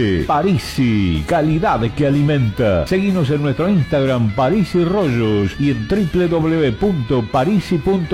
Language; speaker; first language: Spanish; native; Spanish